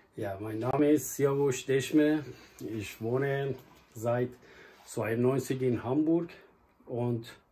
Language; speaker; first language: German; non-native, learner; Persian